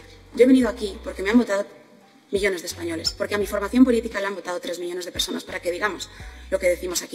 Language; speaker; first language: Spanish; native; Spanish